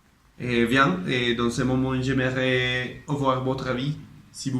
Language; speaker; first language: French; non-native, learner; Spanish